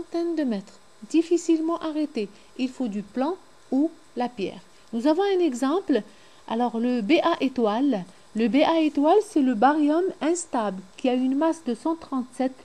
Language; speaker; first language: French; non-native, local second language; Arabic